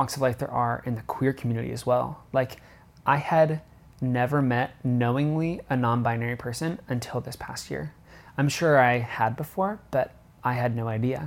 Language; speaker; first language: English; native; English